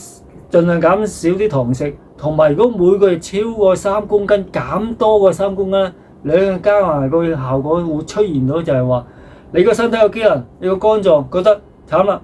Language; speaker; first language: Cantonese; native; Cantonese